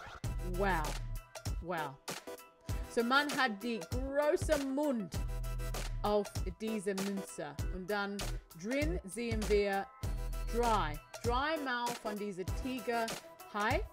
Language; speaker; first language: German; non-native, learner; English